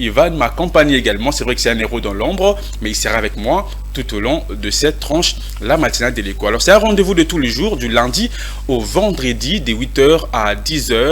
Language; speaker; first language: French; non-native, local second language; Lingala